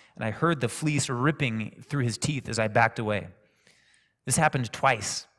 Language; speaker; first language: English; native; English